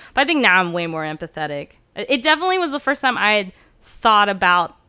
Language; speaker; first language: English; early bilingual, other home language; Turkish